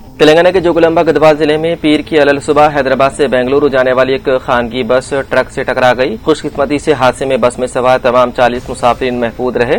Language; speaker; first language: Urdu; native; Urdu